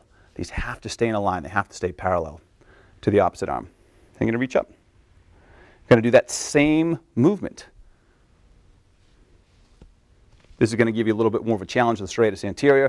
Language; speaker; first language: English; native; English